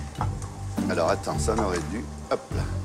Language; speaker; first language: French; native; French